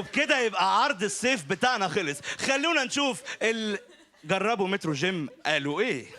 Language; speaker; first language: Arabic; native; Arabic